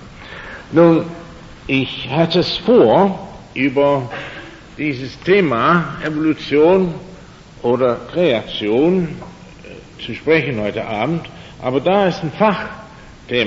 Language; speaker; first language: German; non-native, fluent; English